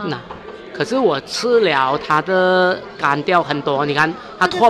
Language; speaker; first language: Chinese; native; Chinese